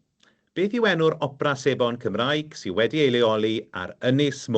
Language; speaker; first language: Welsh; native; Welsh